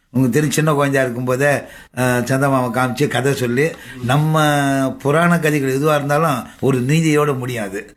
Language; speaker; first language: Tamil; native; Tamil